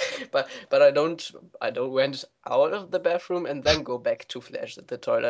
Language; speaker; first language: English; non-native, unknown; German